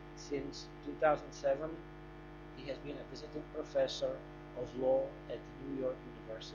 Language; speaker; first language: English; non-native, fluent; Czech